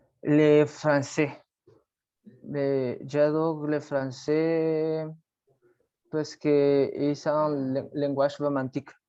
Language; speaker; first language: French; non-native, learner; Spanish